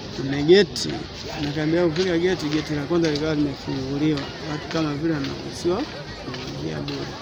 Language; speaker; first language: Swahili; native; Swahili